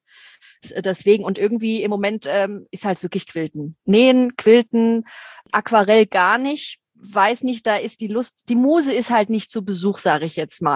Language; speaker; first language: German; native; German